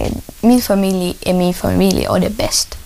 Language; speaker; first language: Swedish; non-native, learner; Russian